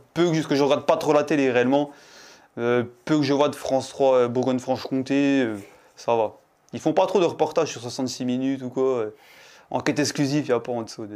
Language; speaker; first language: French; native; French